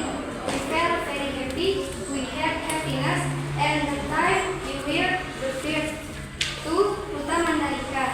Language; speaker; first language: English; non-native, learner; Indonesian